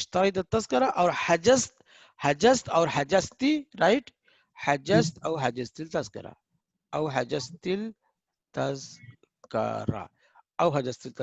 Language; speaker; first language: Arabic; non-native, fluent; Hindi